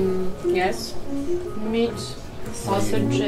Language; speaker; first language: English; non-native, fluent; German